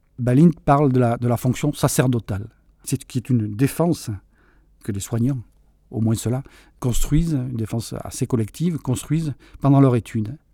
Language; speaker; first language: French; early bilingual, other home language; Catalan